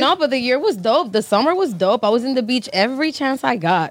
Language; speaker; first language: English; early bilingual, other home language; Spanish